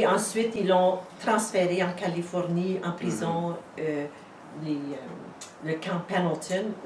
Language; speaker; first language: French; native; French